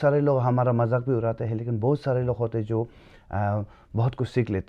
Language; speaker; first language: Hindi; non-native, local second language; Tibetan